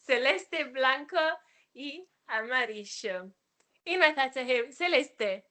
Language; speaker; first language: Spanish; non-native, fluent; Welsh